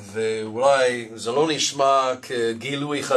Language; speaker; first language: Hebrew; non-native, fluent; English